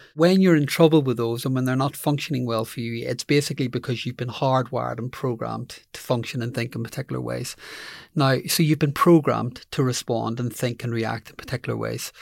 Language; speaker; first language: English; native; English